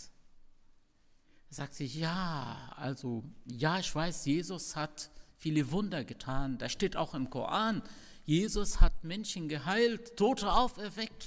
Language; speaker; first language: German; non-native, fluent; Arabic